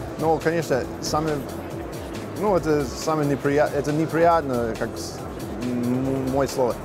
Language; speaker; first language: Russian; non-native, learner; English